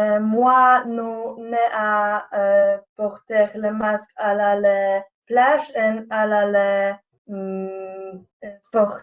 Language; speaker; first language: French; non-native, learner; Polish